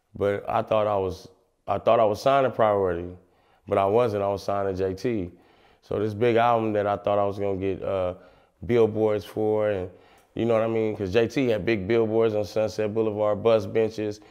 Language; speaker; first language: English; native; English